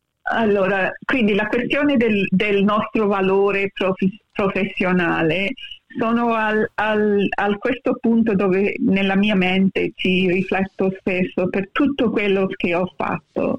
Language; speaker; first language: Italian; early bilingual, heritage; Italian